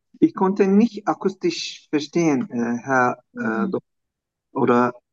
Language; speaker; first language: German; non-native, learner; Turkish